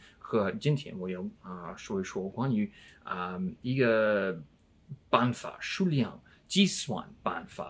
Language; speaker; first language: Chinese; non-native, learner; English